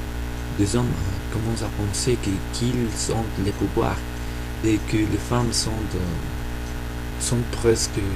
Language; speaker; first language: French; non-native, fluent; Spanish